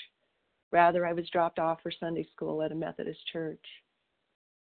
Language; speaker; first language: English; native; English